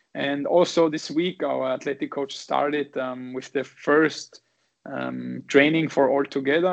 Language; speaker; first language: English; non-native, fluent; German